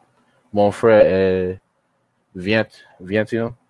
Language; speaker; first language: French; non-native, learner; English